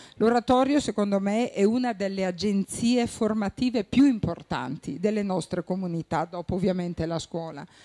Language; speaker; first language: Italian; native; Italian